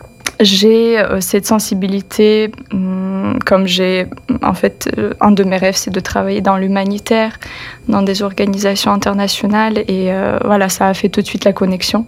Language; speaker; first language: French; non-native, fluent; Russian